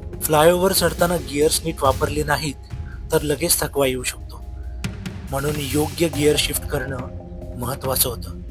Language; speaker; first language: Marathi; native; Marathi